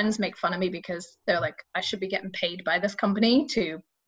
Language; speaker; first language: English; native; English